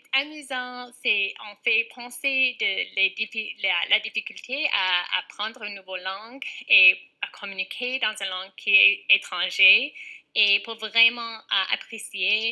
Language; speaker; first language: French; non-native, fluent; English